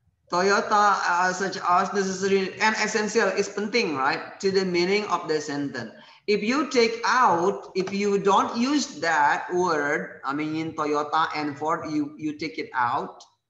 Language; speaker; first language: English; non-native, fluent; Indonesian